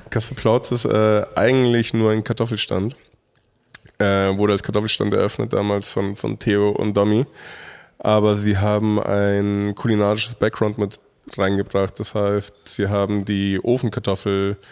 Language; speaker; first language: German; non-native, fluent; Spanish